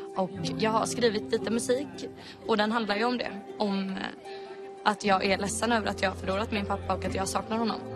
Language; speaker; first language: Swedish; native; Swedish